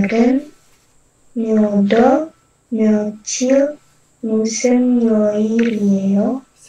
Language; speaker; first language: Korean; non-native, learner; Indonesian